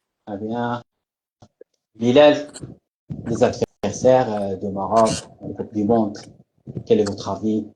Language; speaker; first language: French; non-native, learner; Arabic